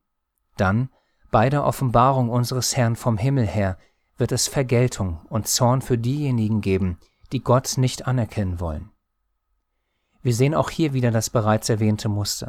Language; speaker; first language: German; native; German